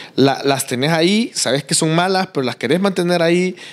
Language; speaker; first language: Spanish; native; Spanish